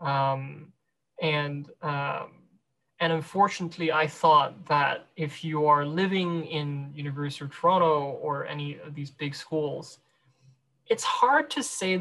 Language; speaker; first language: English; non-native, local second language; Cantonese